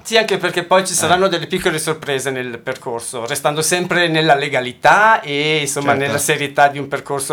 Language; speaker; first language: Italian; native; Italian